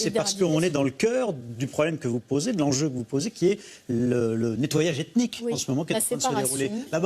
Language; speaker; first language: French; native; French